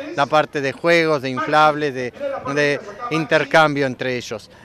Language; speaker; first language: Spanish; native; Spanish